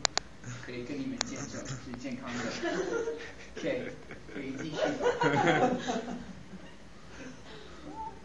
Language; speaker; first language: Chinese; non-native, fluent; English